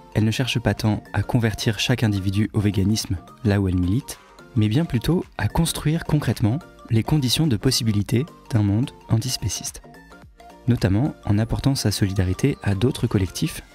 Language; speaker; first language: French; native; French